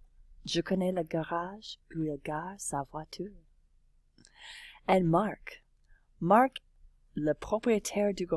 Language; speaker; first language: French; non-native, fluent; English